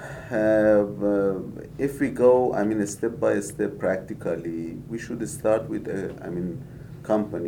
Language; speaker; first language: English; non-native, fluent; Persian